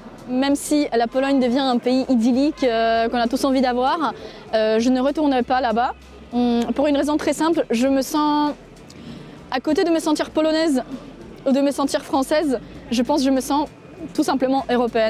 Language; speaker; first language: French; non-native, fluent; Polish